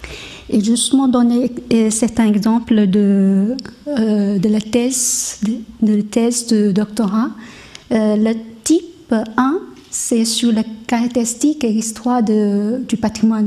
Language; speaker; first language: French; non-native, learner; Chinese